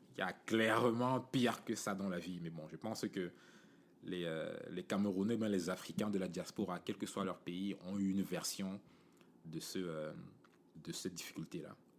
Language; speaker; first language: French; native; French